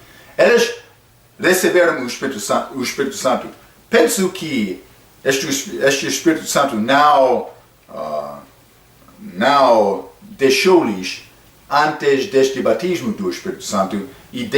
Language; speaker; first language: Portuguese; non-native, fluent; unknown